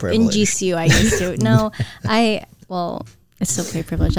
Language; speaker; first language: English; early bilingual, other home language; Filipino